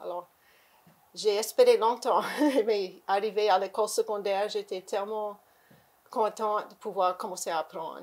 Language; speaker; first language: French; native; French